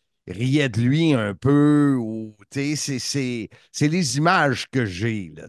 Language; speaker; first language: French; native; French